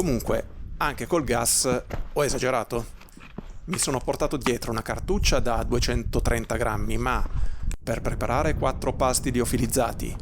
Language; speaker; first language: Italian; native; Italian